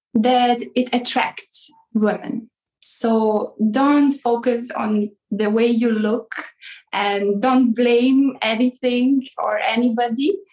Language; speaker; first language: English; non-native, fluent; Ukrainian